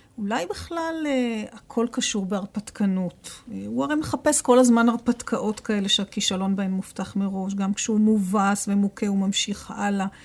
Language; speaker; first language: Hebrew; native; Hebrew